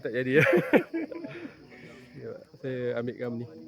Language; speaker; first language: Malay; native; Malay